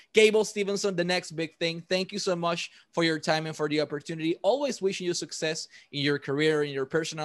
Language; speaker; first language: English; non-native, local second language; Spanish